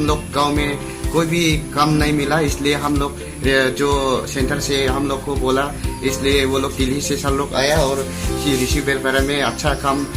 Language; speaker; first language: Hindi; non-native, local second language; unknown